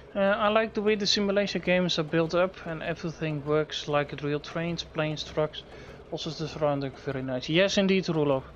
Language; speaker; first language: English; non-native, fluent; Dutch